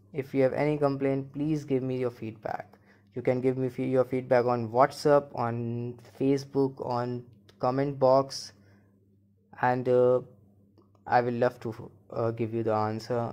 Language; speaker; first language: English; non-native, local second language; Hindi